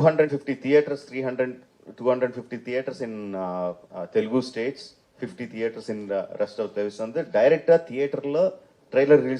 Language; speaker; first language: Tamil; non-native, fluent; Telugu